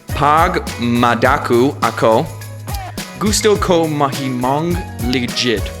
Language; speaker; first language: Cebuano; non-native, learner; English